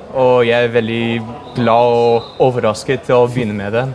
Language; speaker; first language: Norwegian; early bilingual, heritage; English